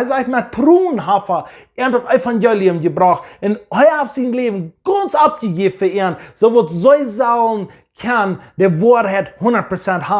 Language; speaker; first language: German; non-native, learner; English